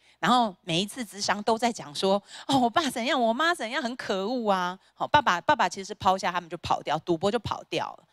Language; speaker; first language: Chinese; native; Chinese